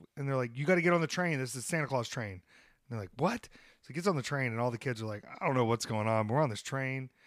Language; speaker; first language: English; native; English